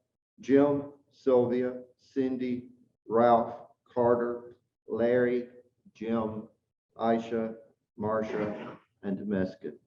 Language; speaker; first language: English; native; English